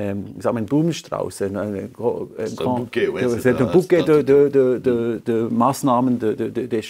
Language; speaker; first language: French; non-native, local second language; German